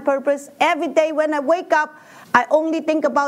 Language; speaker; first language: English; non-native, learner; Chinese